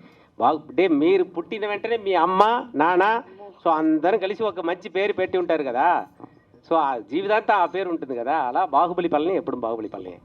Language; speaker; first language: Telugu; native; Telugu